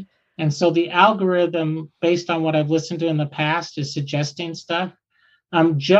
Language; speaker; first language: English; native; English